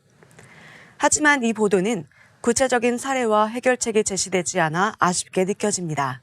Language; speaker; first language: Korean; native; Korean